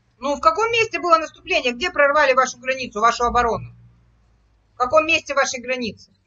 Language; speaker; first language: Russian; native; Russian